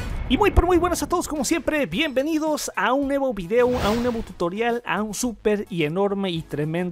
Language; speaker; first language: Spanish; native; Spanish